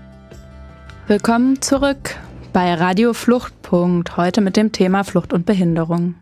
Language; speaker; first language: German; native; German